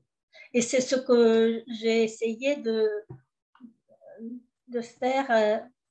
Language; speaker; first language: French; early bilingual, heritage; French